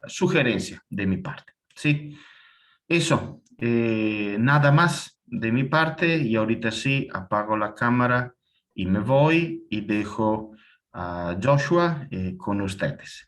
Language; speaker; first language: Spanish; non-native, fluent; Italian